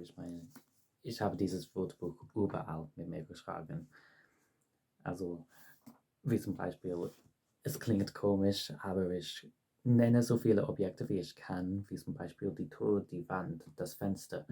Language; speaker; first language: German; non-native, fluent; English